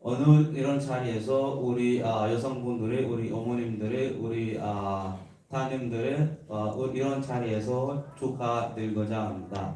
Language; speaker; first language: Korean; non-native, learner; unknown